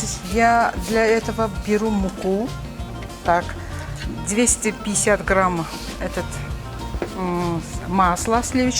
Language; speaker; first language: Russian; non-native, learner; Azerbaijani